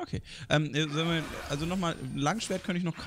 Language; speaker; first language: German; native; German